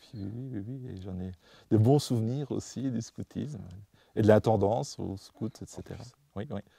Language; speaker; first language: French; non-native, fluent; Dutch